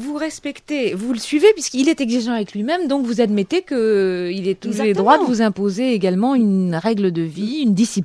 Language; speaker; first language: French; native; French